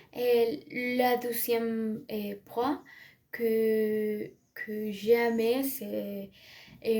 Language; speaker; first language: French; non-native, learner; Spanish